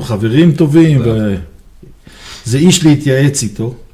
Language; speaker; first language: Hebrew; native; Hebrew